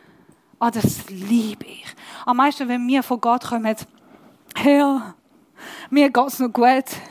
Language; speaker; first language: German; non-native, learner; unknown